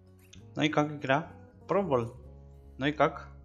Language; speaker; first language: Russian; non-native, learner; Spanish